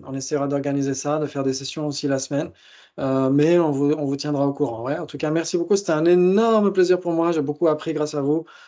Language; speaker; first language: French; native; French